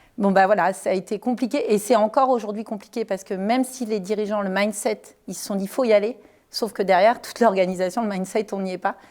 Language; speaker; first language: French; native; French